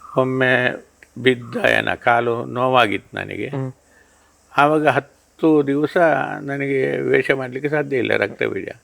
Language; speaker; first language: Kannada; native; Kannada